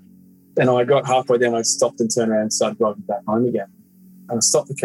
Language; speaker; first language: English; native; English